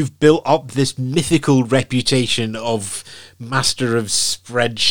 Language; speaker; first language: English; native; English